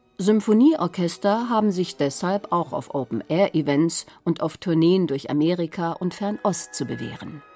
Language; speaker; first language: German; native; German